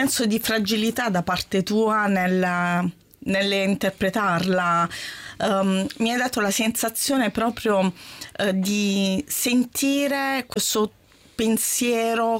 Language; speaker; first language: Italian; native; Italian